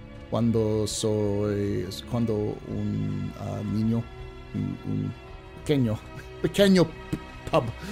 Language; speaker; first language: Spanish; non-native, learner; English